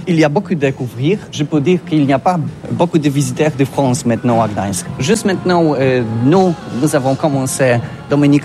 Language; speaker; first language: French; non-native, learner; Polish